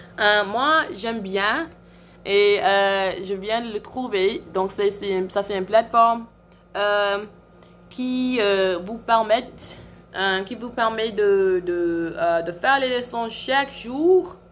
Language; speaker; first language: French; non-native, fluent; English